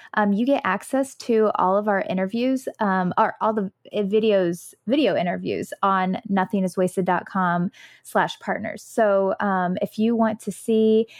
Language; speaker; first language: English; native; English